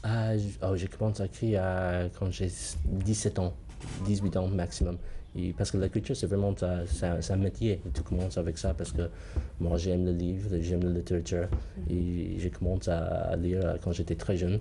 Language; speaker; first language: French; non-native, learner; English